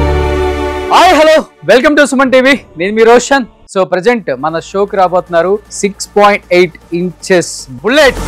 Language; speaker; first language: Telugu; native; Telugu